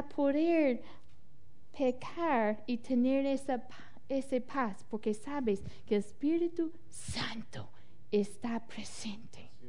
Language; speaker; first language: Spanish; non-native, fluent; English